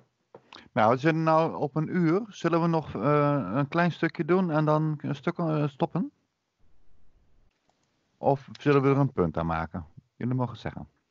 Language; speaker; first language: Dutch; native; Dutch